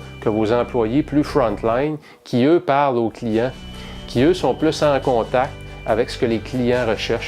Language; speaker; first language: French; native; French